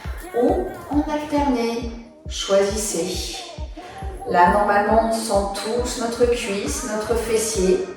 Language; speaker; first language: French; native; French